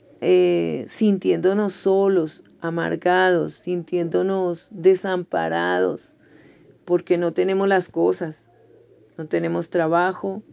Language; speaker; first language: Spanish; native; Spanish